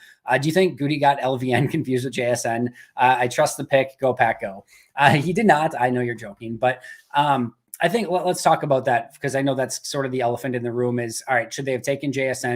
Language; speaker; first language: English; native; English